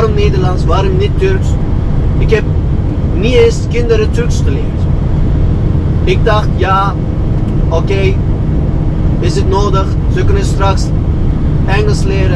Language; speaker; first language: Dutch; non-native, fluent; Turkish